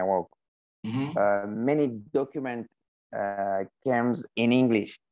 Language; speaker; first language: English; non-native, learner; Arabic